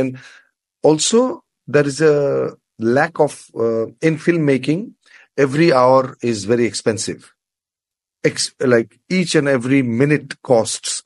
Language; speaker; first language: English; non-native, local second language; Assamese